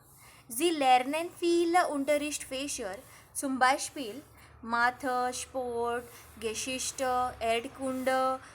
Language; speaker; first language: German; non-native, fluent; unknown